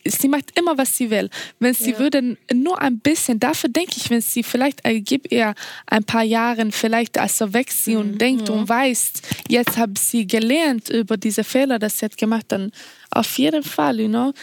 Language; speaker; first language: German; non-native, fluent; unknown